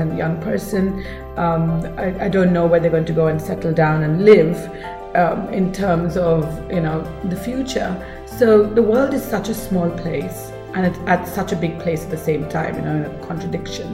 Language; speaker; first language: English; non-native, local second language; Kannada